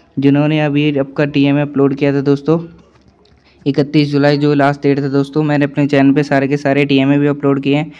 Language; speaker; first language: Hindi; native; Hindi